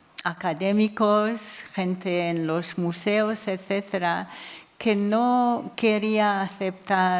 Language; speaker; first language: Spanish; non-native, fluent; English